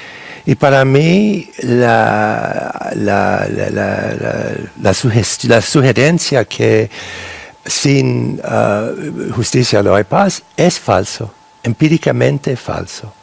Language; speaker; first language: Spanish; non-native, fluent; English